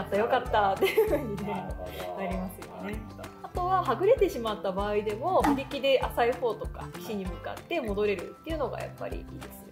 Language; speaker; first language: Japanese; native; Japanese